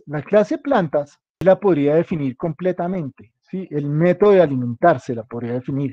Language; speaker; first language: Spanish; native; Spanish